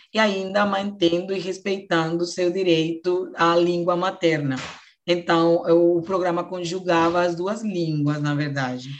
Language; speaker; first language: Portuguese; non-native, fluent; Spanish